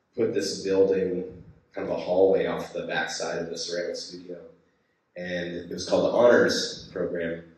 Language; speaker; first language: English; native; English